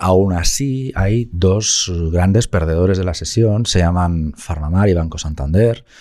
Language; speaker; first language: Spanish; native; Spanish